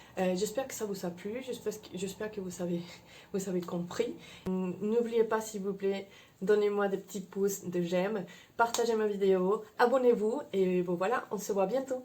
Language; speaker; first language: French; non-native, fluent; Spanish